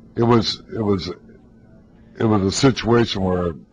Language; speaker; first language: English; native; English